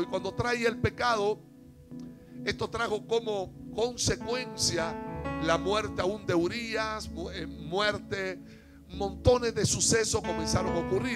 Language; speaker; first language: Spanish; native; Spanish